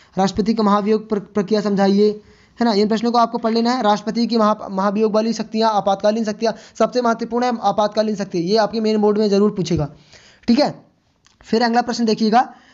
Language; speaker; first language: Hindi; native; Hindi